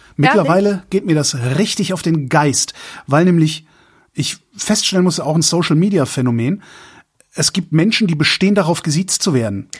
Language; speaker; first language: German; native; German